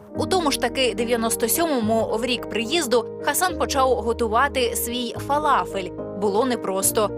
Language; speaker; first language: Ukrainian; native; Ukrainian